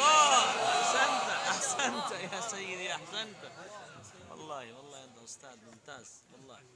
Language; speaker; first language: Arabic; non-native, learner; Urdu